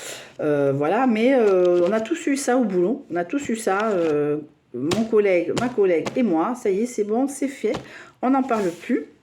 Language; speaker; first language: French; native; French